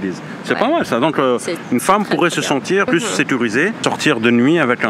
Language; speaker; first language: French; native; French